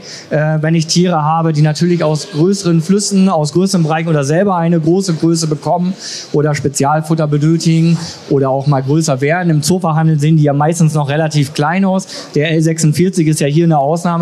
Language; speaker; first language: German; native; German